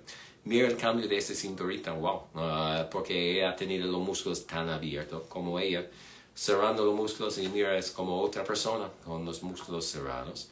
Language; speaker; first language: Spanish; non-native, fluent; English